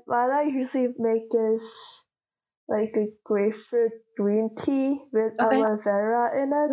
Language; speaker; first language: English; non-native, fluent; Korean